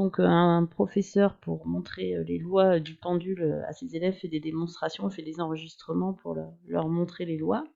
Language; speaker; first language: French; native; French